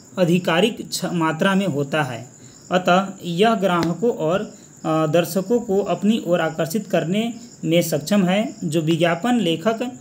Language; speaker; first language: Hindi; native; Hindi